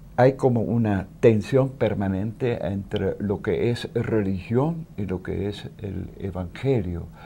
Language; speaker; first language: Spanish; non-native, fluent; Dutch